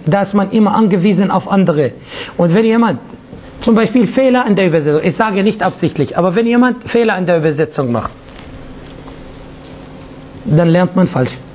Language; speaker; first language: German; non-native, fluent; Arabic